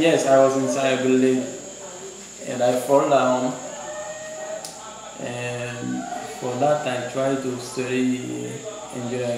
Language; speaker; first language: English; non-native, learner; Haitian Creole